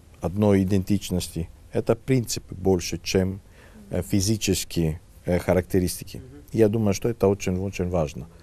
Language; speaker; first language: Russian; non-native, fluent; Greek